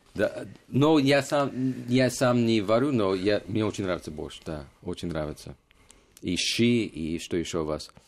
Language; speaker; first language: Russian; non-native, fluent; English